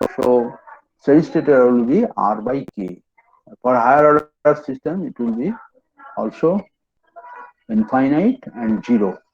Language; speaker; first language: English; non-native, local second language; Bangla